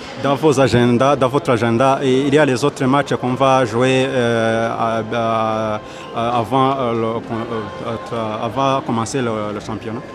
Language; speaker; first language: French; non-native, local second language; Kinyarwanda